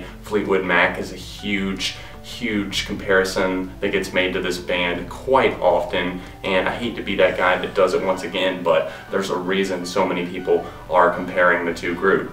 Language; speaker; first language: English; native; English